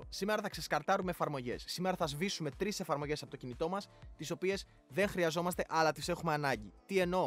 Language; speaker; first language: Greek; native; Greek